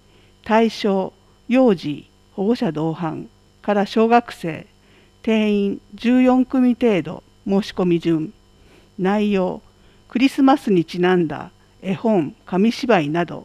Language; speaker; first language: Japanese; native; Japanese